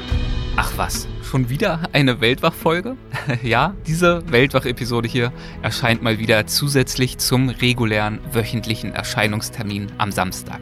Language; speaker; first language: German; native; German